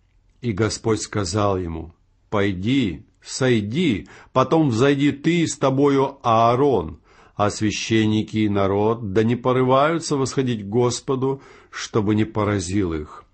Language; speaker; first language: Russian; native; Russian